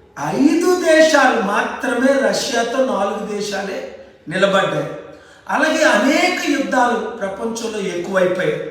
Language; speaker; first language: Telugu; native; Telugu